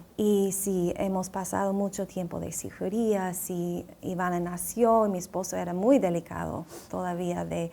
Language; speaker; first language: Spanish; non-native, fluent; English